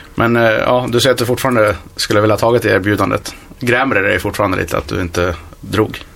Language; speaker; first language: Swedish; native; Swedish